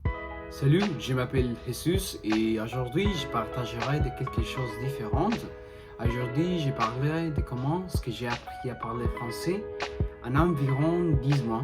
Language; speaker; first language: French; non-native, learner; Spanish